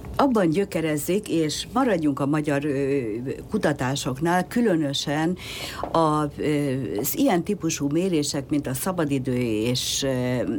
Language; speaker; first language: Hungarian; native; Hungarian